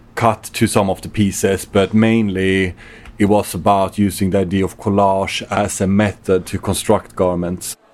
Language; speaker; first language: English; non-native, fluent; Swedish